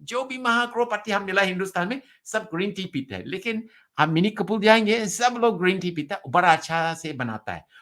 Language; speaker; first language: Hindi; non-native, learner; English